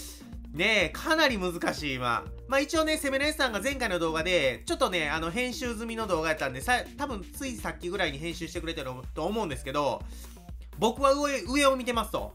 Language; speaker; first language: Japanese; native; Japanese